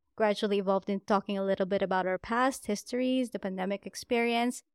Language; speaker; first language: English; non-native, local second language; Filipino